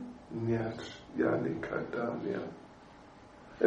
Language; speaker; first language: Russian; non-native, learner; English